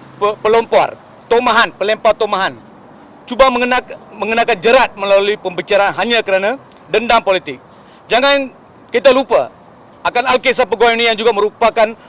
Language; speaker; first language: Malay; non-native, local second language; Tamil